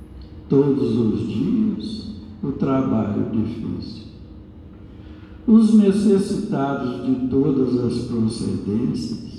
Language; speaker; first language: Portuguese; native; Portuguese